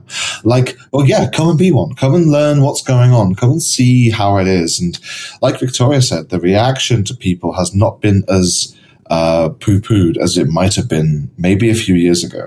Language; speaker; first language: English; native; English